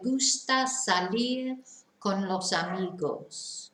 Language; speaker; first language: Spanish; non-native, fluent; English